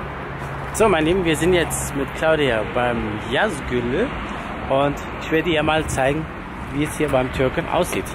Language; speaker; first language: German; native; German